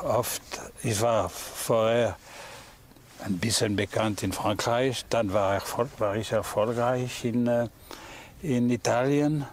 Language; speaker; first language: German; non-native, fluent; French